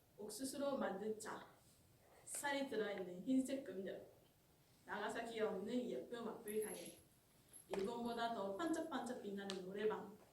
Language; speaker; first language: Korean; non-native, fluent; Japanese